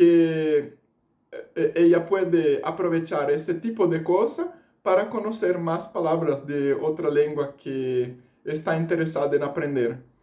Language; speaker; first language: Spanish; non-native, fluent; Portuguese